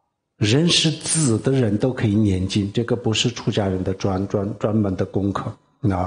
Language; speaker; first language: Chinese; non-native, local second language; Tibetan